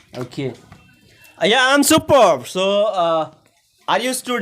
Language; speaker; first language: English; non-native, learner; Hindi